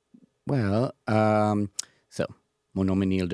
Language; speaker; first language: French; non-native, learner; English